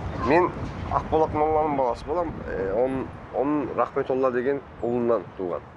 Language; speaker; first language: Kazakh; early bilingual, heritage; Kazakh